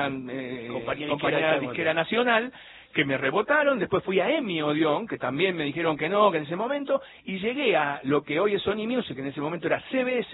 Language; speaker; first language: Spanish; native; Spanish